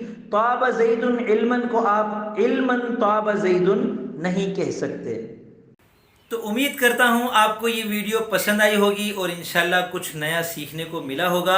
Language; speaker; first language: Urdu; native; Urdu